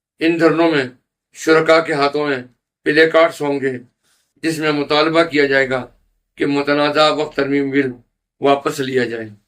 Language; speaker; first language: Urdu; native; Urdu